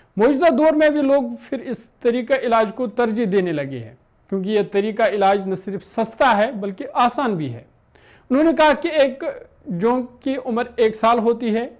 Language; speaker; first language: Urdu; non-native, local second language; Kashmiri